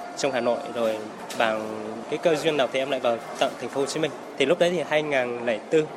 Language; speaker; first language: Vietnamese; non-native, local second language; Hmong